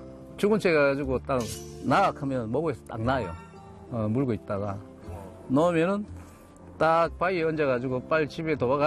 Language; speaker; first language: Korean; native; Korean